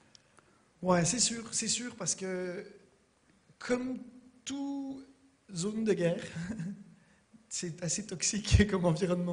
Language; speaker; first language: French; native; French